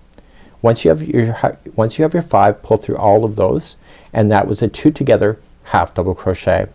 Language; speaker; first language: English; native; English